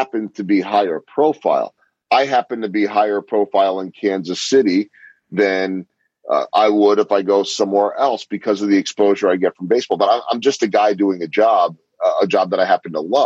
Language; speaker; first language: English; native; English